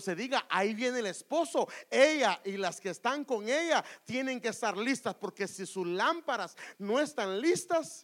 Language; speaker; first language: Spanish; native; Spanish